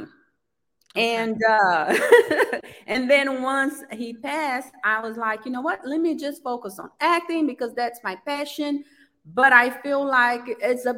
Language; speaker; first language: English; non-native, fluent; Portuguese